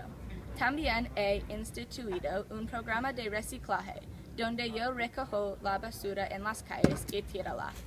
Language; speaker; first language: Spanish; non-native, learner; English